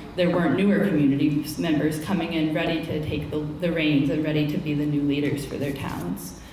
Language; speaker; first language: English; native; English